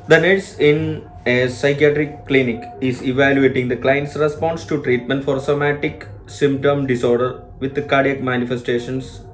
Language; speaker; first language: English; non-native, local second language; Malayalam